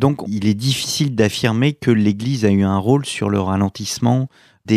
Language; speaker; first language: French; native; French